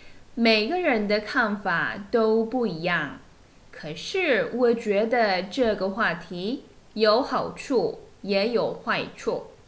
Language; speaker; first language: Chinese; non-native, fluent; Korean